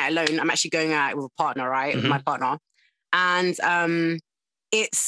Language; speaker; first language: English; native; English